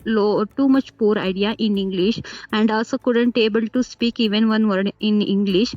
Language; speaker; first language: English; non-native, learner; Kannada